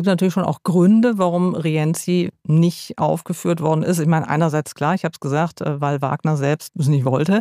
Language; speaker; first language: German; native; German